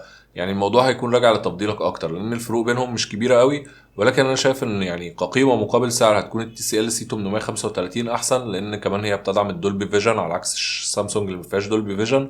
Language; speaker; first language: Arabic; native; Arabic